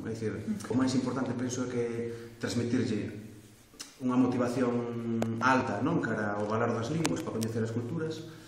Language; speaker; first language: Galician; non-native, local second language; Spanish